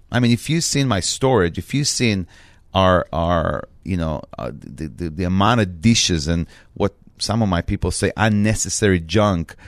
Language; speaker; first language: English; non-native, fluent; Hebrew